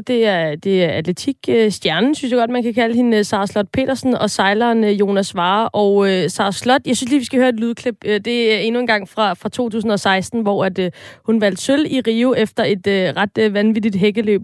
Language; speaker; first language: Danish; native; Danish